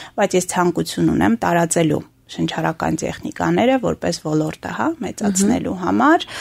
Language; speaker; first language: Armenian; native; Armenian